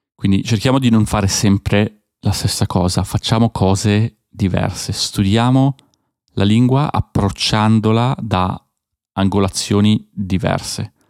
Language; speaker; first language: Italian; native; Italian